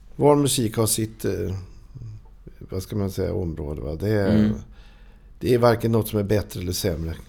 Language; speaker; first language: Swedish; native; Swedish